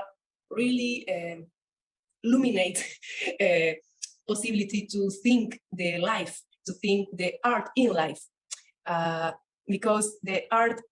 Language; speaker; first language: English; non-native, learner; Spanish